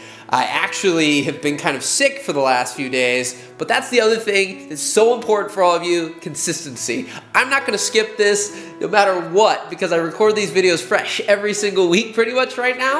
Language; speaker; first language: English; native; English